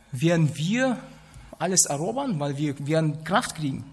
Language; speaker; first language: German; non-native, fluent; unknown